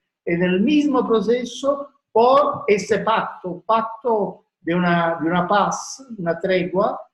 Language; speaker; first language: Spanish; non-native, learner; Italian